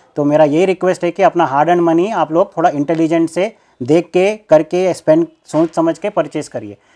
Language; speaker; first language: Hindi; non-native, local second language; Telugu